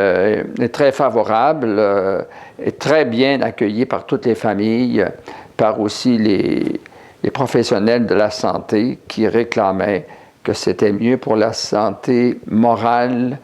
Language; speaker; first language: French; native; French